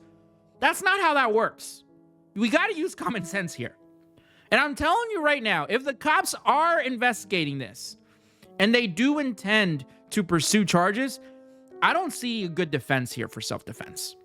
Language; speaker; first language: English; native; English